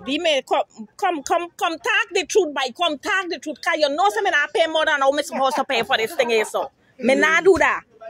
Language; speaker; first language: English; native; English